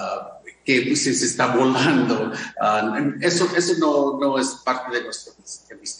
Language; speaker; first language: Spanish; non-native, fluent; English